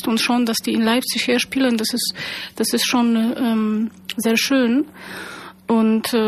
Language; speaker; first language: German; non-native, fluent; Polish